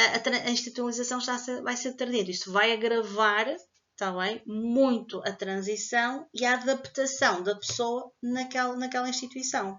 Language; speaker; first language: Portuguese; native; Portuguese